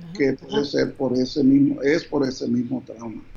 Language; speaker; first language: Spanish; early bilingual, heritage; Spanish